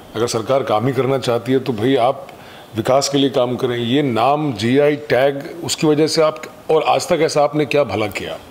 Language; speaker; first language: Hindi; native; Hindi